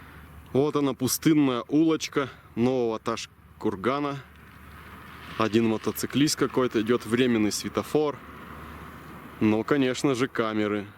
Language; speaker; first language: Russian; native; Russian